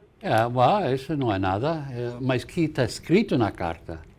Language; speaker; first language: Portuguese; non-native, fluent; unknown